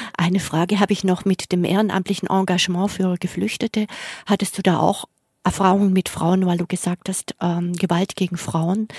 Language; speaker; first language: German; native; German